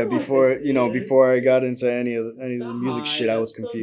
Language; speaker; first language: English; native; English